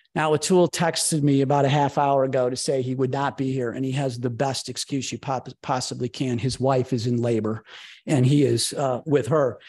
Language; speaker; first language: English; native; English